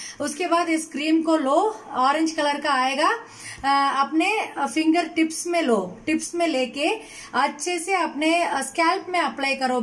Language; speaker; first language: Hindi; non-native, local second language; Tamil